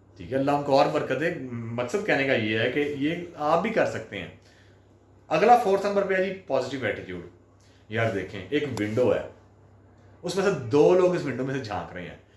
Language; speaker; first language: Urdu; non-native, local second language; Punjabi